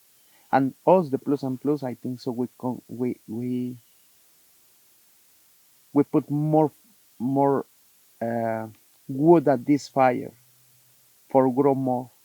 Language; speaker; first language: English; non-native, learner; Spanish